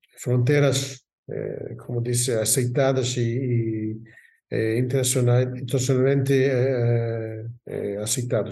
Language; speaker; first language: Portuguese; non-native, fluent; Hebrew